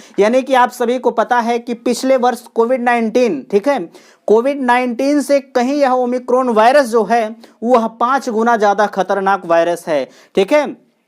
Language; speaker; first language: Hindi; native; Hindi